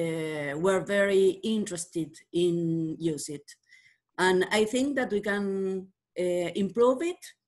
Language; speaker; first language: English; non-native, learner; Spanish